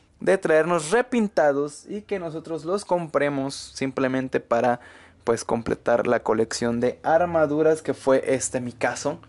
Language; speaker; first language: Spanish; native; Spanish